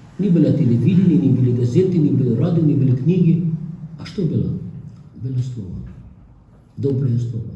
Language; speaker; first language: Russian; non-native, fluent; Arabic